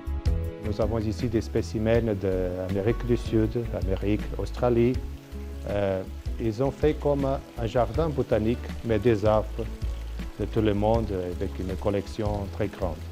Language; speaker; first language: French; non-native, fluent; Portuguese